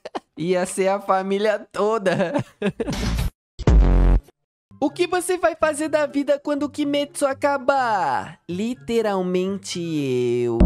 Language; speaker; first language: Portuguese; native; Portuguese